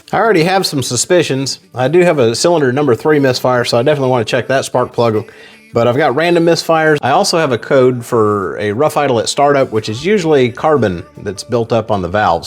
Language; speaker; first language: English; native; English